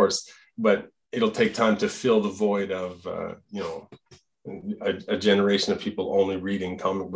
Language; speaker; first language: English; non-native, fluent; French